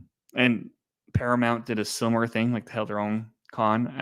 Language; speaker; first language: English; native; English